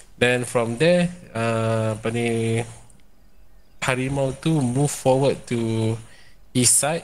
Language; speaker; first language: English; non-native, local second language; Malay